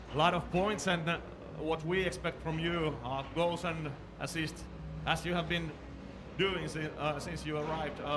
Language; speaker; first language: English; non-native, fluent; Finnish